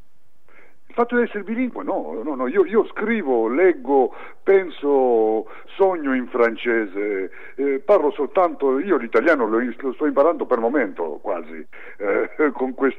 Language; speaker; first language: Italian; early bilingual, heritage; French